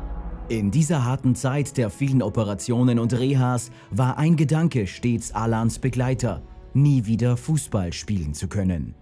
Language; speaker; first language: German; native; German